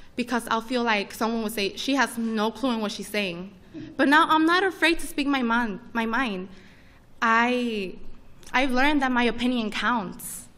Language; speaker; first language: English; early bilingual, other home language; Spanish